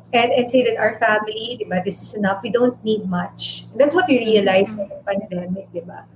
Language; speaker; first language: English; non-native, local second language; Iloko